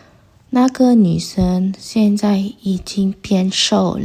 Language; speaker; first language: Chinese; non-native, fluent; Indonesian